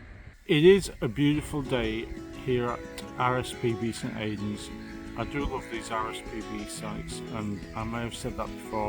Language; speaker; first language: English; native; English